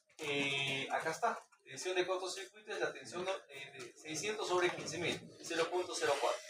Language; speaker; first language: Spanish; native; Spanish